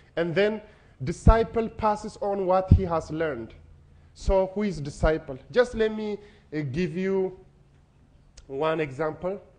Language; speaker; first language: English; non-native, fluent; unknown